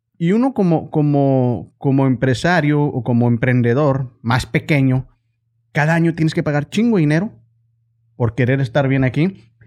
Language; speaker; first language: Spanish; native; Spanish